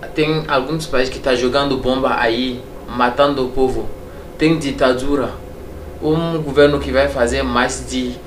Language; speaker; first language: Portuguese; non-native, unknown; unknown